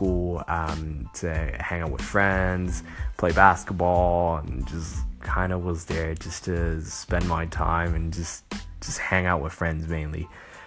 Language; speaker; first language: English; non-native, local second language; Cantonese